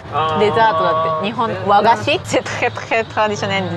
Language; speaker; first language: French; non-native, learner; Japanese